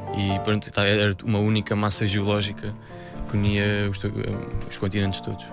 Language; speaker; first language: Portuguese; native; Portuguese